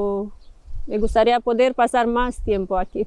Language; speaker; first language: Spanish; non-native, fluent; Romanian